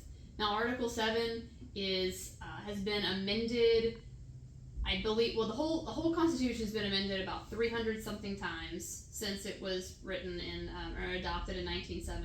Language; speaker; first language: English; native; English